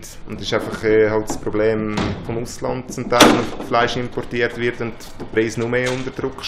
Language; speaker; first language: German; native; German